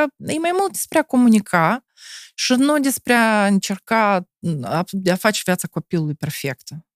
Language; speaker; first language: Romanian; non-native, local second language; Russian